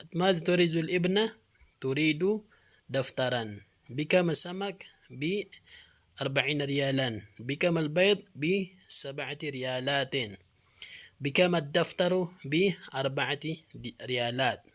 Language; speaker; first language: Arabic; non-native, fluent; Filipino